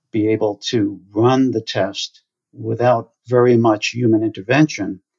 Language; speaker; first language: English; native; English